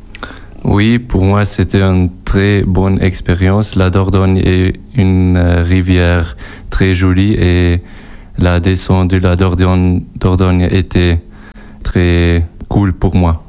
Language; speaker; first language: French; non-native, local second language; German